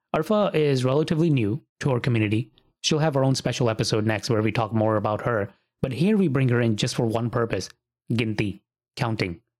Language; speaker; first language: English; early bilingual, other home language; Punjabi